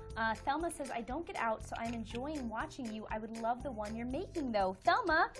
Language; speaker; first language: English; native; English